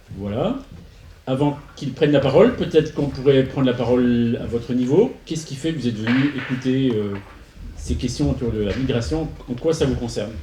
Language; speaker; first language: French; native; French